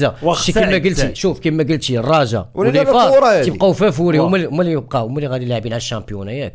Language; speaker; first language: Arabic; native; Arabic